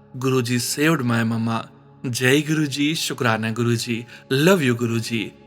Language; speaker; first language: Hindi; native; Hindi